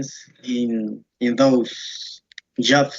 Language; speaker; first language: English; non-native, learner; Spanish